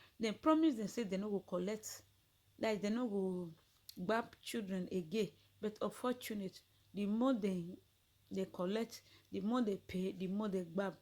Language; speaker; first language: Nigerian Pidgin; native; Nigerian Pidgin